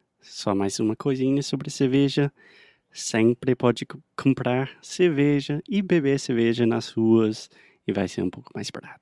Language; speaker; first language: Portuguese; non-native, fluent; English